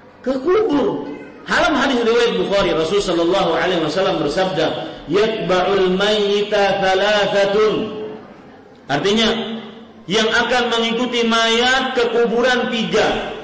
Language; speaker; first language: Indonesian; native; Indonesian